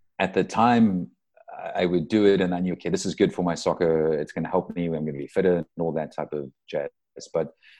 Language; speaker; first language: English; native; English